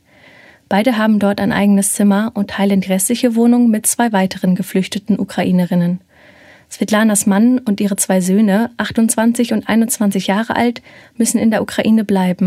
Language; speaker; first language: German; native; German